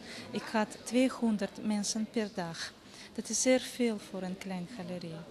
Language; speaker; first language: Dutch; non-native, fluent; Russian